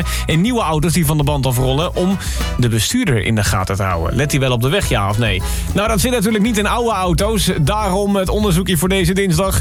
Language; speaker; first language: Dutch; native; Dutch